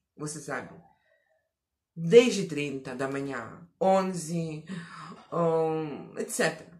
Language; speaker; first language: Portuguese; non-native, fluent; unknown